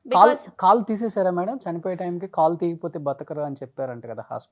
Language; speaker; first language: Telugu; native; Telugu